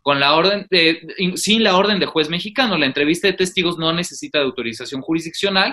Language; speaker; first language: Spanish; native; Spanish